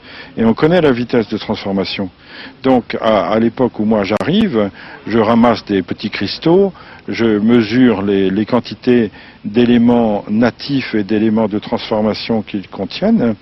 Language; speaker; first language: French; native; French